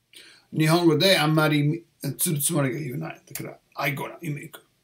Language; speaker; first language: Japanese; non-native, learner; English